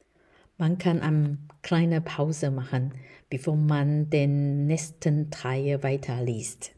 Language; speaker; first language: German; non-native, fluent; Chinese